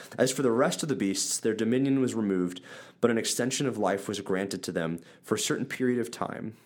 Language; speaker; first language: English; native; English